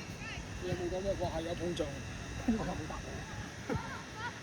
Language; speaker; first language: Cantonese; native; Cantonese